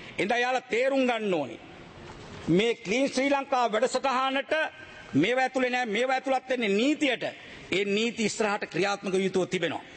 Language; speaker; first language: Sinhala; native; Sinhala